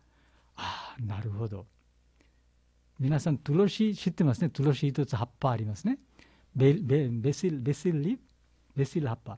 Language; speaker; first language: Japanese; non-native, learner; Bangla